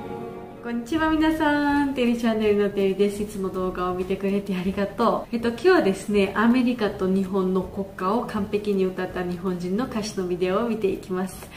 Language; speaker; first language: Japanese; non-native, learner; Georgian